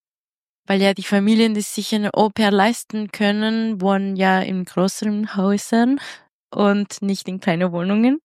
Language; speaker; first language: German; non-native, fluent; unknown